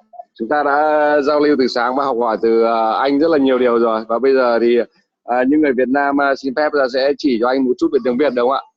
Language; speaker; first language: Vietnamese; native; Vietnamese